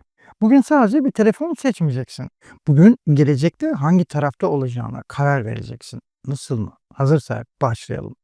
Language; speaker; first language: Turkish; native; Turkish